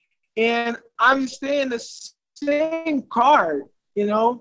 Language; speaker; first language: English; non-native, learner; Portuguese